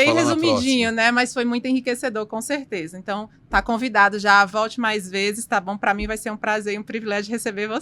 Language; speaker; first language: Portuguese; native; Portuguese